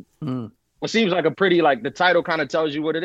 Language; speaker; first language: English; early bilingual, other home language; Spanish